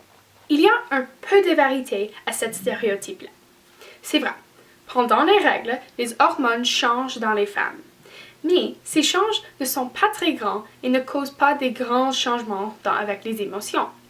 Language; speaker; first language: French; non-native, learner; English